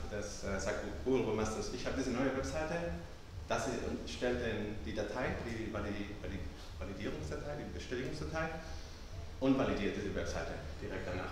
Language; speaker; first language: German; non-native, fluent; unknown